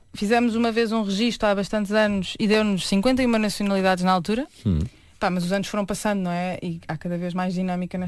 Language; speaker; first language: Portuguese; native; Portuguese